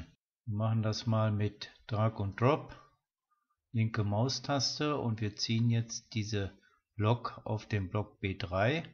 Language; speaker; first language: German; native; German